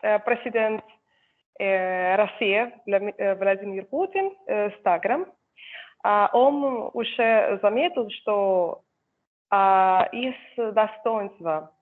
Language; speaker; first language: Russian; non-native, fluent; Spanish